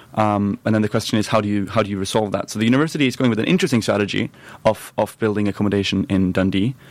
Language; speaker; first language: English; non-native, fluent; Norwegian